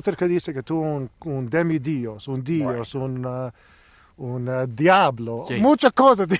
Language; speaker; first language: Spanish; non-native, learner; Greek